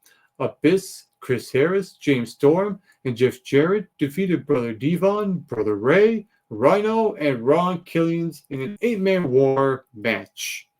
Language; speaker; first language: English; native; English